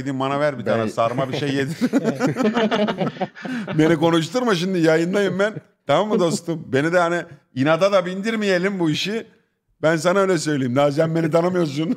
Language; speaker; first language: Turkish; native; Turkish